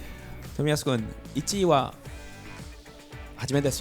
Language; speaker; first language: Japanese; non-native, learner; Korean